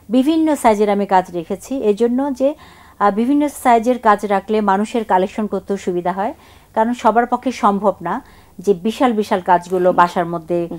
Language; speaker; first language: Bangla; non-native, local second language; Chakma